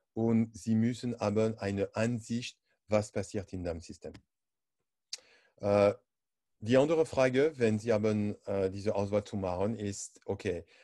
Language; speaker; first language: German; non-native, learner; French